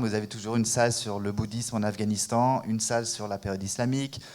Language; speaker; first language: French; native; French